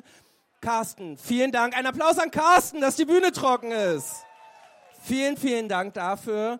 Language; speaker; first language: German; native; German